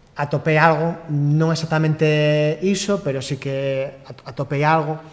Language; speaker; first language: Spanish; native; Spanish